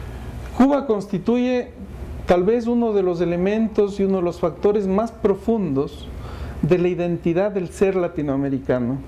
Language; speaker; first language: Spanish; native; Spanish